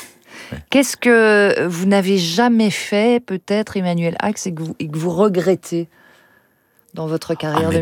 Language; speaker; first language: French; native; French